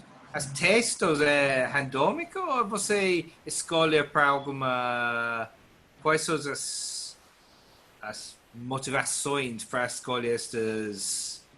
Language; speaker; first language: Portuguese; non-native, learner; English